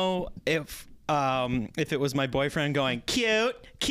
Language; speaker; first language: English; native; English